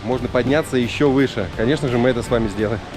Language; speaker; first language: Russian; native; Russian